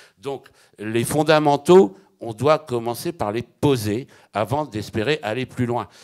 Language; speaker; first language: French; native; French